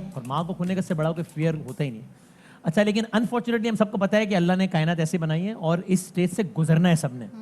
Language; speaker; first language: Urdu; native; Urdu